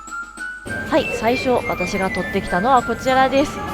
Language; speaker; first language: Japanese; native; Japanese